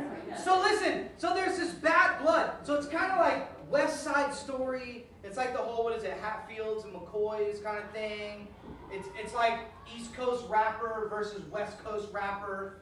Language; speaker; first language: English; native; English